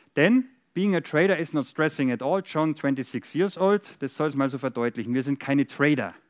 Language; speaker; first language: German; native; German